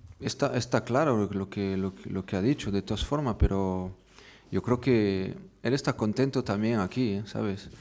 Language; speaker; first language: Spanish; non-native, fluent; French